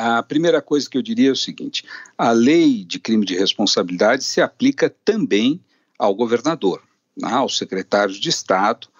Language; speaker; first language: Portuguese; native; Portuguese